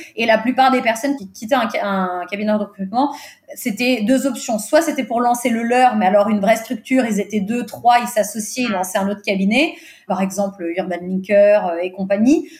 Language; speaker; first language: French; early bilingual, other home language; Portuguese